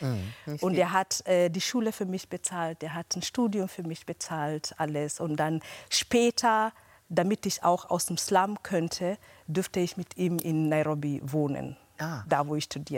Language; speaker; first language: German; non-native, fluent; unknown